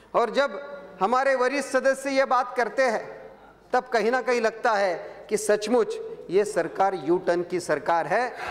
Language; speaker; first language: Hindi; non-native, local second language; Marathi